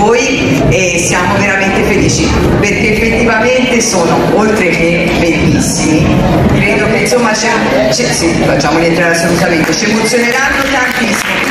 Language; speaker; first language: Italian; native; Italian